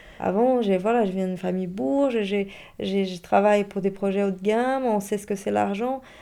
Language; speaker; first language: French; non-native, fluent; Portuguese